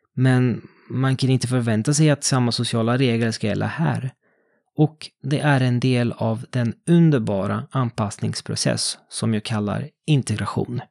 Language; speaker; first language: Swedish; non-native, fluent; Italian